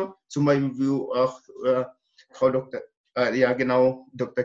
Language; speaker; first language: German; non-native, learner; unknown